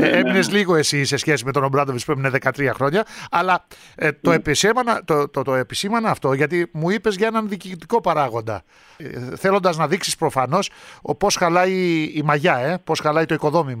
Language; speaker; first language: Greek; native; Greek